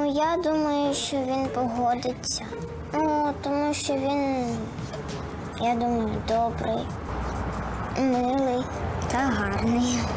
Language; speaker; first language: Ukrainian; non-native, local second language; Russian